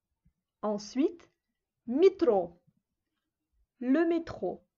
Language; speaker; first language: French; non-native, fluent; Russian